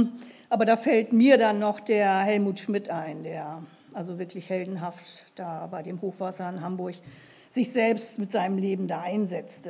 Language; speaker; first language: German; native; German